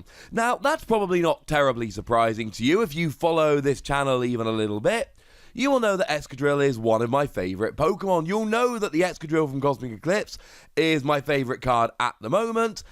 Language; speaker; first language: English; native; English